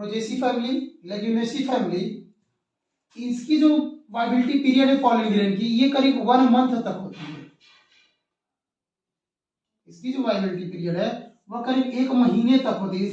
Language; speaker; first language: Hindi; native; Hindi